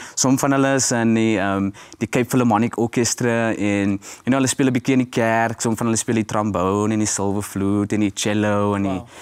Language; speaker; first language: Afrikaans; early bilingual, heritage; Afrikaans